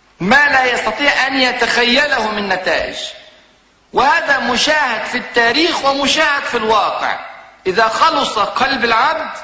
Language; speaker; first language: Arabic; native; Arabic